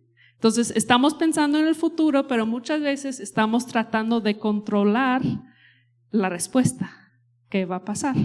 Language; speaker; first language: Spanish; non-native, fluent; English